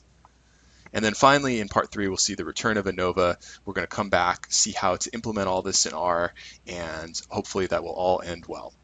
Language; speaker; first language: English; native; English